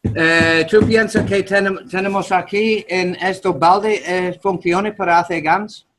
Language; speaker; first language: Spanish; non-native, learner; English